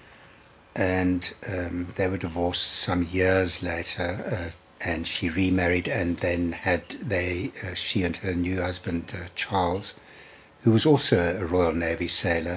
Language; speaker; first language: English; native; English